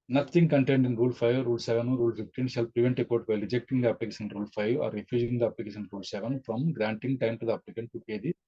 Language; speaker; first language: English; non-native, local second language; Telugu